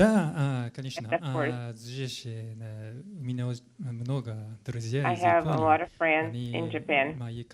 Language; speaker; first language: Russian; non-native, fluent; Japanese